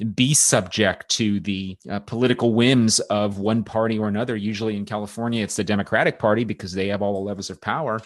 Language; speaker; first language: English; native; English